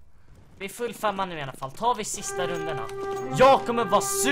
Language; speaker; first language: Swedish; native; Swedish